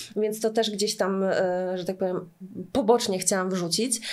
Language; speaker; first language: Polish; native; Polish